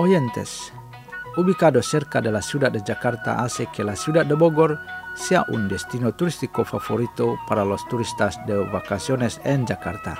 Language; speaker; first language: Spanish; non-native, fluent; Indonesian